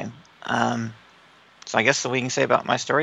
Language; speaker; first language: English; native; English